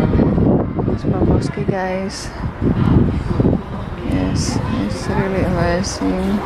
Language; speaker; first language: English; non-native, learner; Indonesian